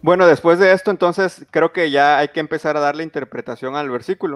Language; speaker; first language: Spanish; native; Spanish